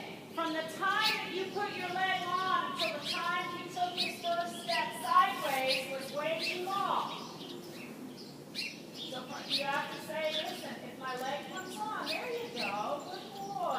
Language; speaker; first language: English; native; English